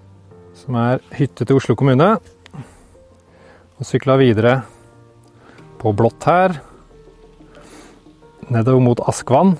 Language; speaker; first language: Norwegian; native; Norwegian